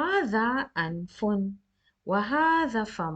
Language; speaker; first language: Arabic; non-native, fluent; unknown